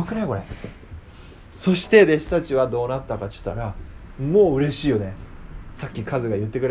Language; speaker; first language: Japanese; native; Japanese